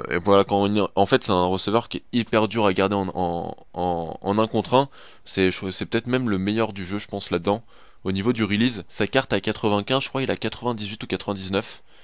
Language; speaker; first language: French; native; French